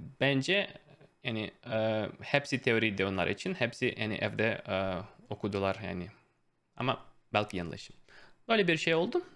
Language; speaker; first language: Turkish; non-native, fluent; Russian